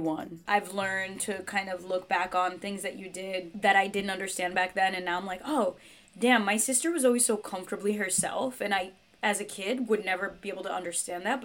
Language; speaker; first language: English; native; English